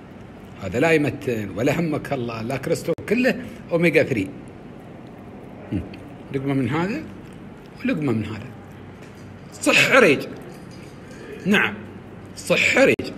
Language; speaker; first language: Arabic; native; Arabic